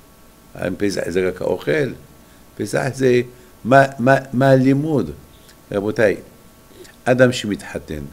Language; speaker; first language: Hebrew; non-native, fluent; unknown